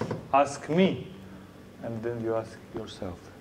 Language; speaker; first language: English; non-native, learner; Russian